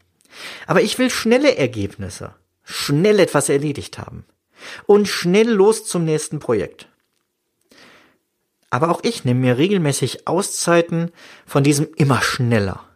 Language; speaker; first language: German; native; German